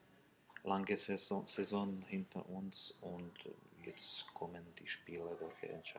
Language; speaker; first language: German; non-native, learner; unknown